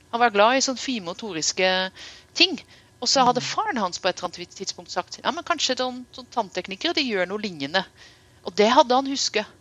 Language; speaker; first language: Norwegian; non-native, fluent; Dutch